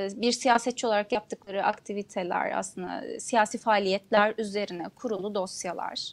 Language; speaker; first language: Turkish; non-native, local second language; Kurdish